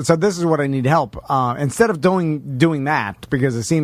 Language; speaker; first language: English; native; English